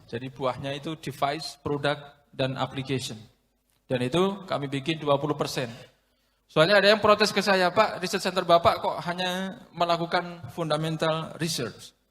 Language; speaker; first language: Indonesian; non-native, local second language; Javanese